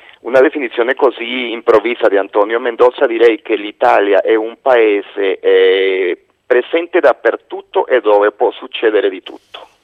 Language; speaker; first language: Italian; non-native, fluent; Spanish